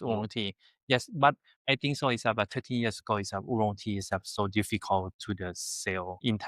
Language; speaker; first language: English; non-native, learner; Thai